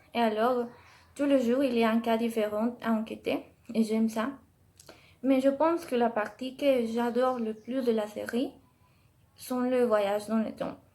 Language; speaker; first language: French; non-native, learner; Spanish